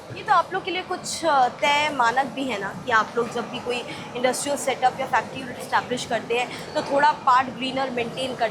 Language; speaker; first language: Hindi; native; Hindi